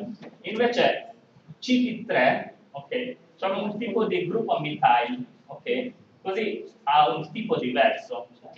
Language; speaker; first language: Italian; non-native, learner; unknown